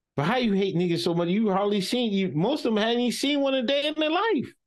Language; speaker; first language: English; native; English